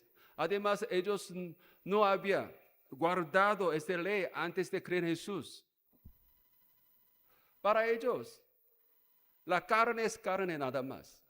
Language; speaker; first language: Spanish; non-native, learner; Korean